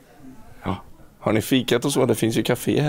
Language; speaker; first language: Swedish; native; Swedish